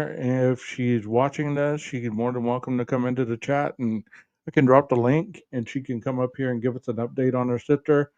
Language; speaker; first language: English; native; English